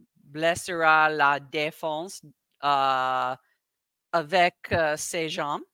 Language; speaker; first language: French; non-native, learner; English